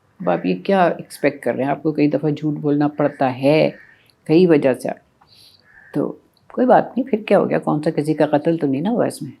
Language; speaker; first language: Urdu; native; Urdu